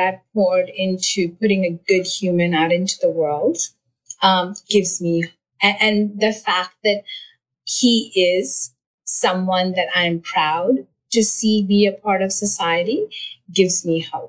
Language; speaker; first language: English; non-native, local second language; Malayalam